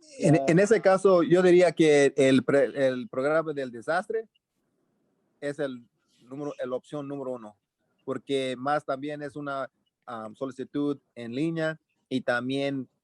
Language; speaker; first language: Spanish; early bilingual, heritage; Spanish